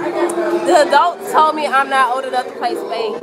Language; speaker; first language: English; native; English